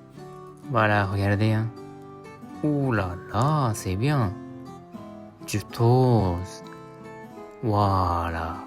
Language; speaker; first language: French; non-native, learner; Japanese